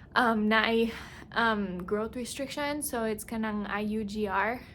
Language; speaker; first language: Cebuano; non-native, local second language; English